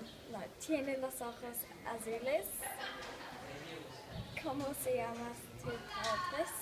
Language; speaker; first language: Spanish; non-native, learner; English